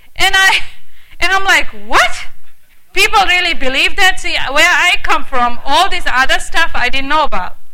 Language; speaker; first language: English; early bilingual, heritage; English